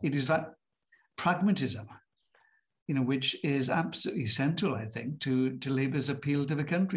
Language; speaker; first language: English; native; English